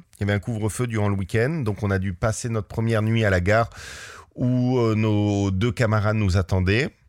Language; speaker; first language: French; native; French